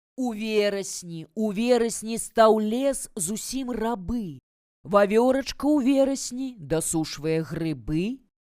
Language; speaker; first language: Belarusian; native; Belarusian